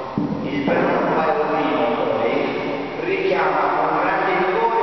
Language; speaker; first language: Italian; native; Italian